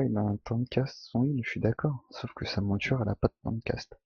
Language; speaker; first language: French; native; French